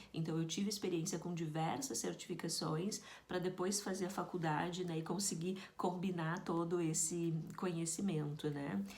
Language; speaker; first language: Portuguese; native; Portuguese